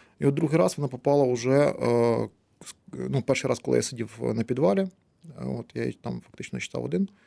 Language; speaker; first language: Ukrainian; non-native, local second language; Russian